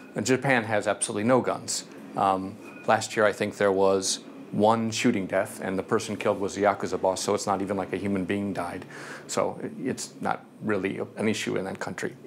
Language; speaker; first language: English; native; English